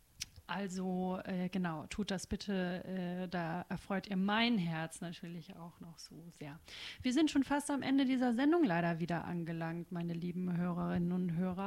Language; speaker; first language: German; native; German